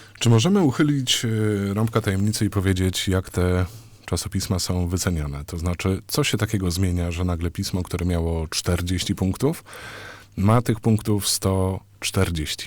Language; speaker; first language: Polish; native; Polish